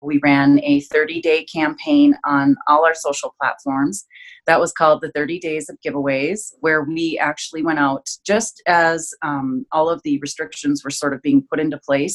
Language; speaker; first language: English; native; English